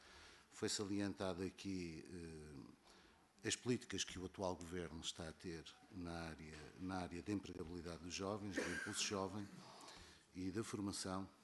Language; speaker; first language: Portuguese; native; Portuguese